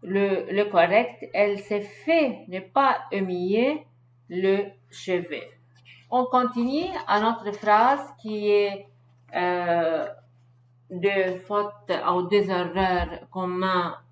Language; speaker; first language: French; non-native, learner; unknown